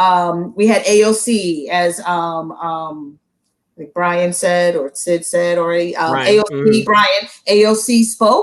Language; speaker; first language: English; native; English